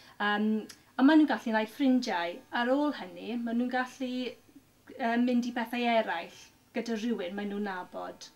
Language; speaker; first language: Welsh; non-native, local second language; English